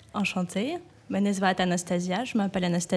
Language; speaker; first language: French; non-native, fluent; Ukrainian